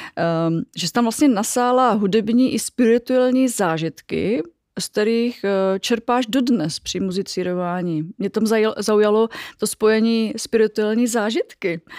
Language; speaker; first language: Czech; native; Czech